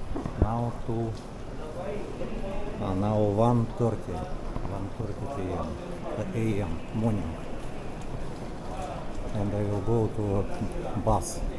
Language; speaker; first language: English; non-native, learner; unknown